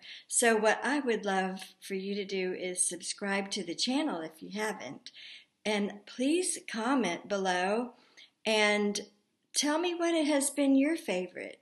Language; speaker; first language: English; native; English